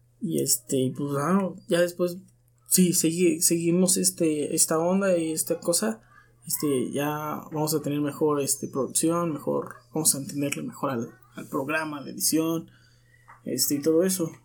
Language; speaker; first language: Spanish; native; Spanish